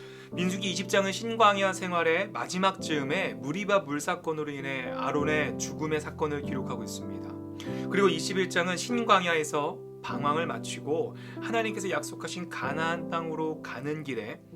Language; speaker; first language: Korean; native; Korean